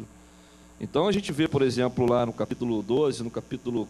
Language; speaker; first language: Portuguese; native; Portuguese